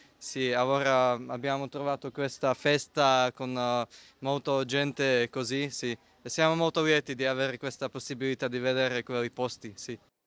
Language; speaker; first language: Italian; non-native, learner; Slovak